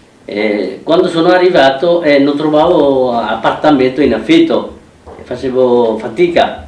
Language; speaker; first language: Italian; non-native, fluent; Bangla